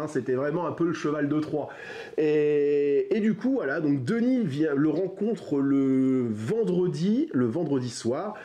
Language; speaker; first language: French; native; French